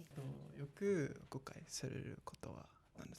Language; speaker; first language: Japanese; non-native, learner; English